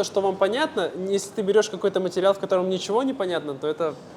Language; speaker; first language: Russian; native; Russian